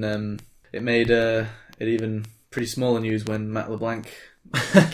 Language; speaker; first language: English; native; English